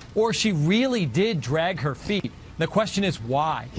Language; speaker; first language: English; native; English